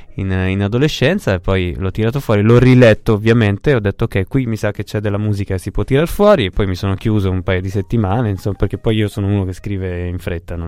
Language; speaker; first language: Italian; native; Italian